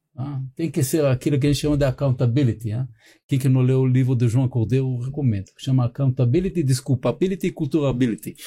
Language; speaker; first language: Portuguese; non-native, fluent; Hebrew